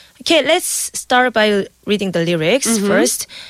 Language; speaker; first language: English; non-native, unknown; Korean